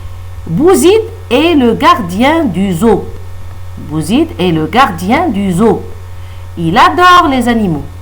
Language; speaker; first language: French; non-native, local second language; Arabic